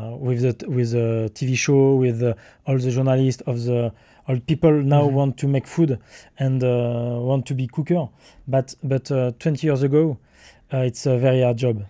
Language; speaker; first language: English; non-native, learner; French